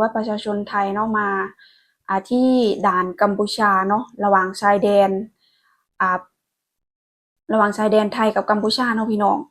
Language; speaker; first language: Thai; non-native, local second language; Lao